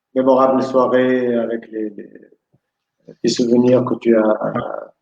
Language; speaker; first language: French; non-native, local second language; Arabic